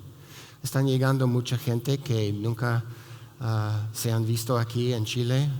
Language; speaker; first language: Spanish; non-native, fluent; English